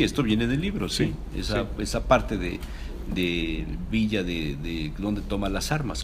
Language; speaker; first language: Spanish; native; Spanish